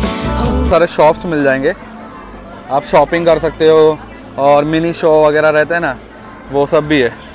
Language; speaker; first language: Hindi; native; Hindi